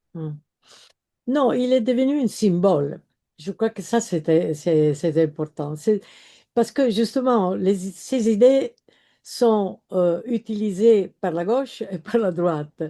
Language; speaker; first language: French; non-native, fluent; Italian